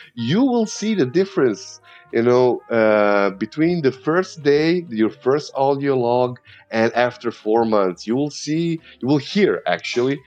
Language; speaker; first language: English; non-native, fluent; Serbian